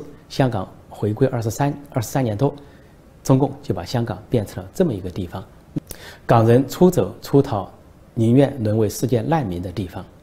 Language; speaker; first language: Chinese; native; Chinese